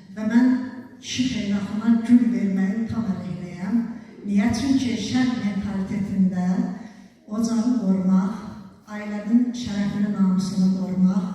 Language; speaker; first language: Azerbaijani; native; Azerbaijani